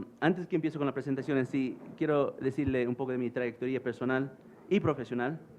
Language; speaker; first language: Spanish; early bilingual, heritage; English